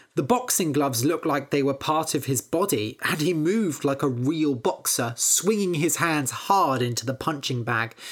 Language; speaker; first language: English; native; English